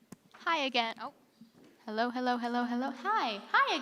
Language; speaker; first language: English; native; English